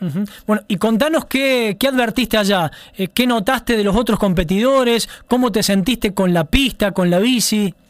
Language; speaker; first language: Spanish; native; Spanish